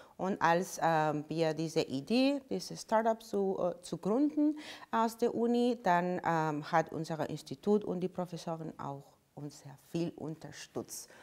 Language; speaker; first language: German; non-native, fluent; Spanish